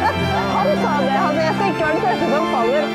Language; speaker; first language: Norwegian; native; Norwegian